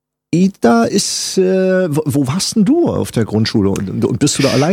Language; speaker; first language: German; native; German